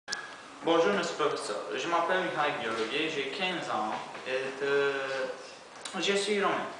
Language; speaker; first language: French; non-native, learner; Romanian